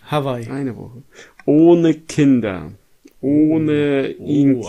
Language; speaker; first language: German; non-native, fluent; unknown